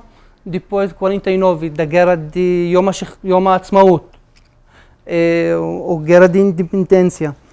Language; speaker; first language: Portuguese; non-native, fluent; Arabic